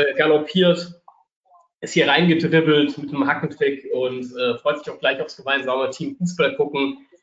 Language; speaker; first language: German; native; German